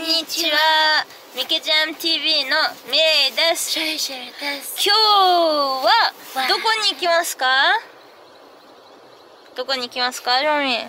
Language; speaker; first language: Japanese; early bilingual, heritage; Japanese